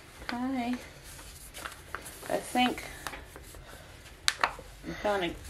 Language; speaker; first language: English; native; English